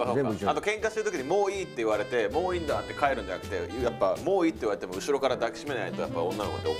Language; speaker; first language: Japanese; native; Japanese